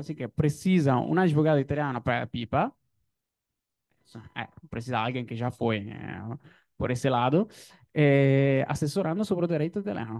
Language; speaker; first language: Portuguese; non-native, fluent; Italian